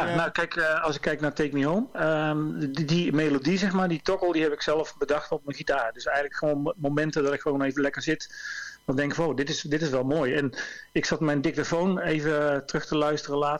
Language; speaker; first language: Dutch; native; Dutch